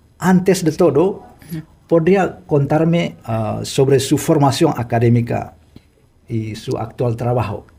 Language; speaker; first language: Spanish; non-native, fluent; Indonesian